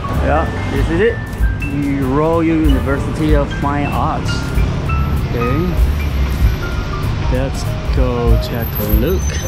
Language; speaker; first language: English; non-native, fluent; Chinese